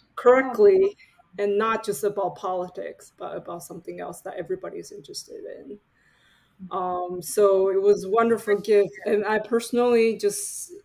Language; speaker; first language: English; non-native, fluent; Chinese